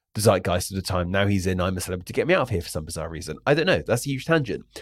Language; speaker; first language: English; native; English